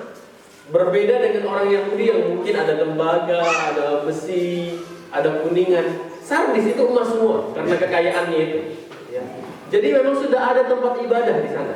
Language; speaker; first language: Indonesian; native; Indonesian